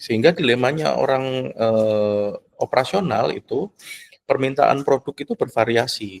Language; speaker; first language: Indonesian; native; Indonesian